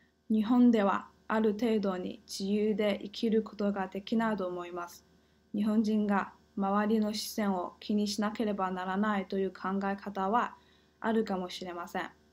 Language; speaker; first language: Japanese; non-native, learner; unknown